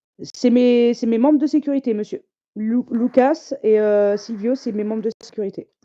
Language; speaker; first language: French; native; French